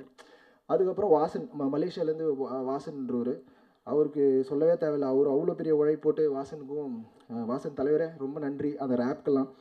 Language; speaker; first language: Tamil; native; Tamil